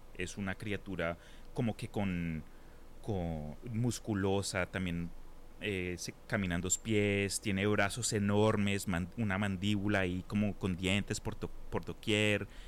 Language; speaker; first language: Spanish; early bilingual, heritage; Spanish